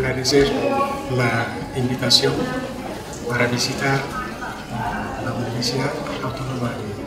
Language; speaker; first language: Spanish; non-native, fluent; Vietnamese